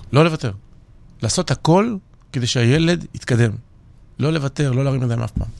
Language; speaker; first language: Hebrew; early bilingual, other home language; Georgian